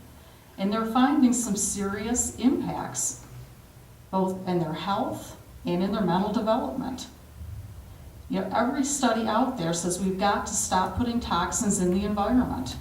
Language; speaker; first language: English; native; English